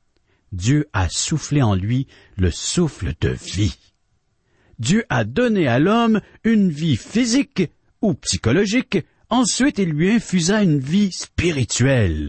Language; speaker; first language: French; native; French